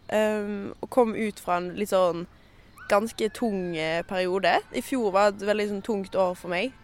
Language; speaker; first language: Norwegian; native; Norwegian